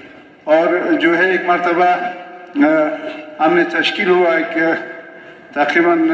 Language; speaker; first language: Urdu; non-native, local second language; Pashto